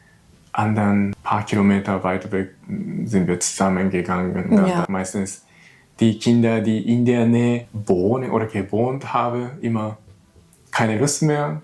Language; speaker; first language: German; non-native, learner; Japanese